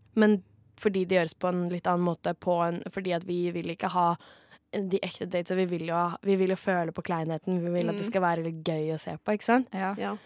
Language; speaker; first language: Norwegian; native; Norwegian